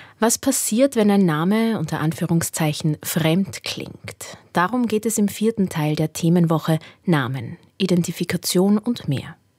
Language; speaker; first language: German; native; German